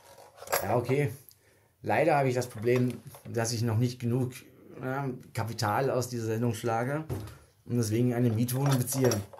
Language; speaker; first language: German; native; German